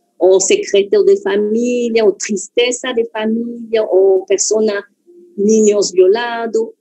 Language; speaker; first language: Spanish; non-native, fluent; French